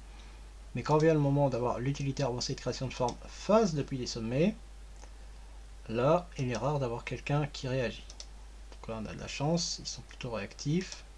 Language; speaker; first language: French; native; French